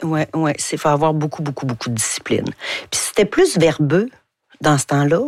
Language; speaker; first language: French; native; French